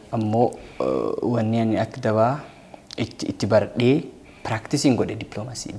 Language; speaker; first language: Oromo; early bilingual, heritage; Oromo